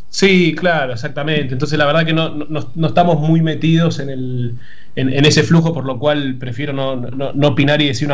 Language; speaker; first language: Spanish; native; Spanish